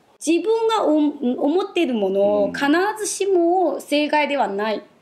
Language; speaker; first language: Japanese; non-native, fluent; Chinese